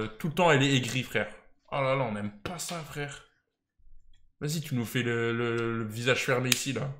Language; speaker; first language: French; native; French